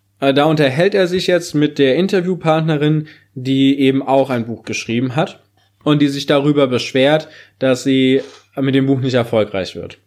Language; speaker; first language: German; native; German